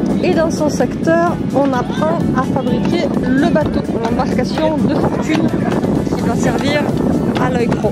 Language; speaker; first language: French; native; French